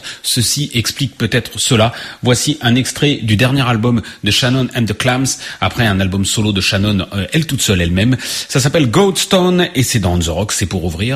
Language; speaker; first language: French; native; French